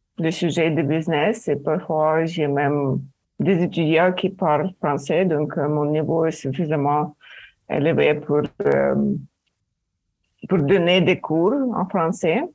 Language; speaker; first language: French; non-native, fluent; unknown